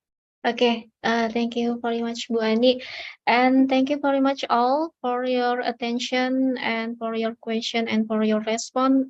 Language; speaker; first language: English; non-native, learner; Indonesian